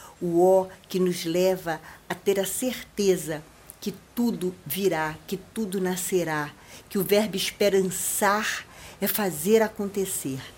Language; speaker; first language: Portuguese; native; Portuguese